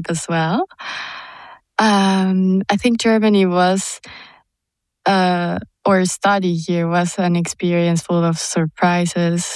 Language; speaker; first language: English; non-native, fluent; Spanish